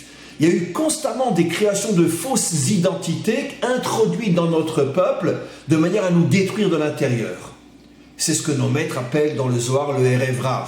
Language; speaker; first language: French; native; French